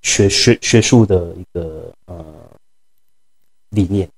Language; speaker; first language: Chinese; native; Chinese